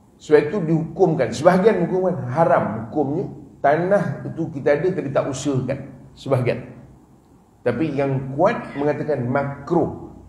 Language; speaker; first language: Malay; native; Malay